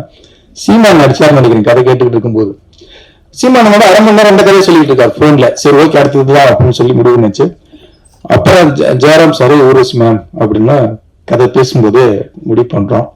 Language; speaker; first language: Tamil; native; Tamil